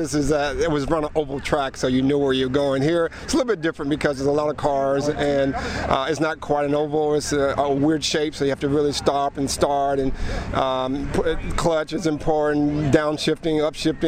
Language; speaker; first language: English; native; English